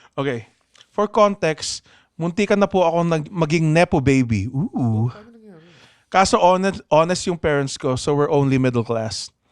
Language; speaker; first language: Filipino; native; Filipino